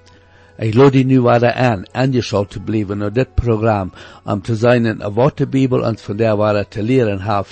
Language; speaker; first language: German; non-native, learner; Plautdietsch